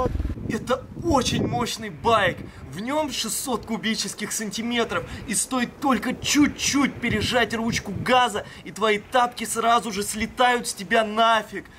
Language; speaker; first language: Russian; native; Russian